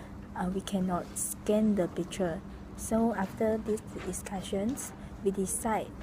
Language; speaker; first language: English; non-native, local second language; Malay